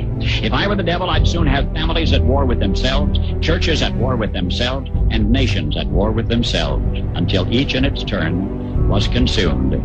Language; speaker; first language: English; native; English